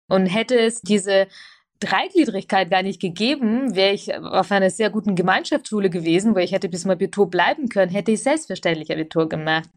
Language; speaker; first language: German; early bilingual, other home language; Russian